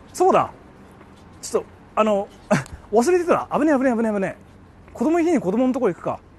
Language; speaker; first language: Japanese; native; Japanese